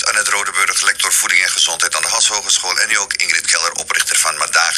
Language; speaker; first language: Dutch; native; Dutch